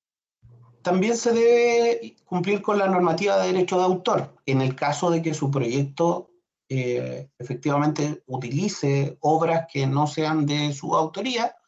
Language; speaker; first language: Spanish; native; Spanish